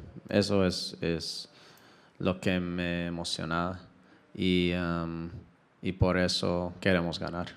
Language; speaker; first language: Spanish; non-native, fluent; English